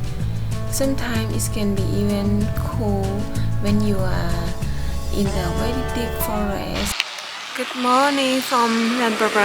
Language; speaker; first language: English; non-native, learner; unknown